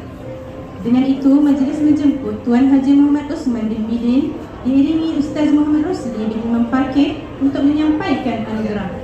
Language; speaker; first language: Malay; native; Malay